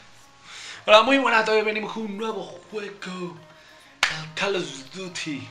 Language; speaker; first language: Spanish; native; Spanish